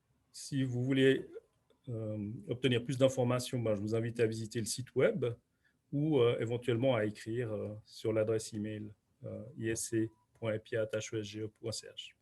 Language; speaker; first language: French; native; French